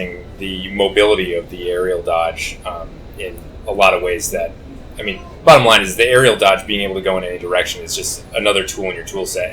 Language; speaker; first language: English; native; English